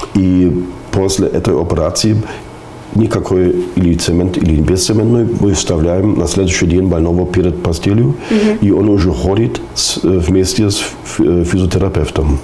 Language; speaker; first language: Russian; non-native, fluent; German